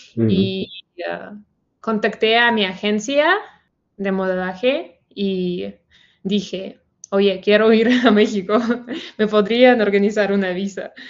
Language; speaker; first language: Spanish; non-native, fluent; Ukrainian